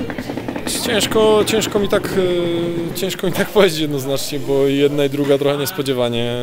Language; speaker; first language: Polish; native; Polish